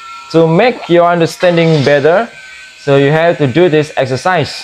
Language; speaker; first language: English; non-native, fluent; Indonesian